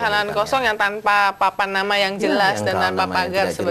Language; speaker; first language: Indonesian; native; Indonesian